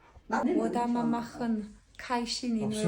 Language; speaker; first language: Chinese; non-native, learner; Georgian